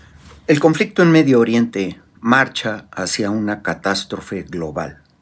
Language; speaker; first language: Spanish; native; Spanish